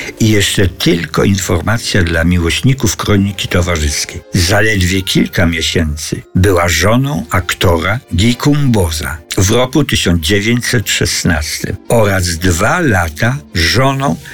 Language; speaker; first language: Polish; native; Polish